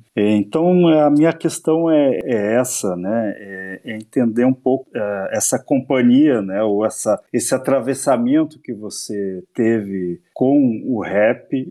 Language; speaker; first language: Portuguese; native; Portuguese